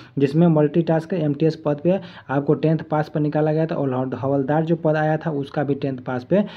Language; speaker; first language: Hindi; native; Hindi